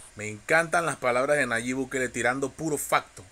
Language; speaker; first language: Spanish; native; Spanish